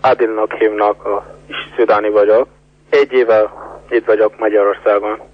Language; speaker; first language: Hungarian; non-native, learner; Arabic